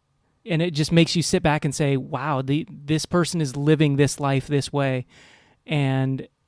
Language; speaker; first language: English; native; English